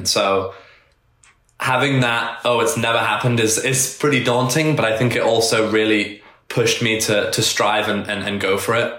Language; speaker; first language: English; native; English